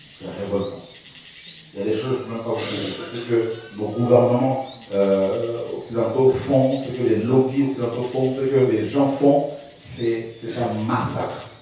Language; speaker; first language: French; non-native, local second language; Lingala